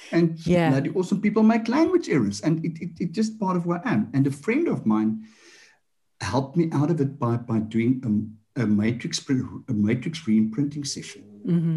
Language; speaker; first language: English; non-native, local second language; Afrikaans